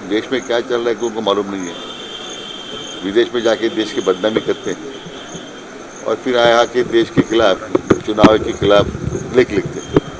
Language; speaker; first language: Hindi; non-native, local second language; Marathi